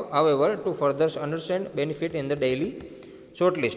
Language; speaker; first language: English; non-native, local second language; Gujarati